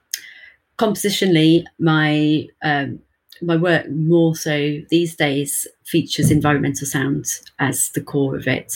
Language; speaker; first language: English; native; English